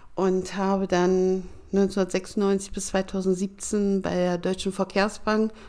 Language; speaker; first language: German; native; German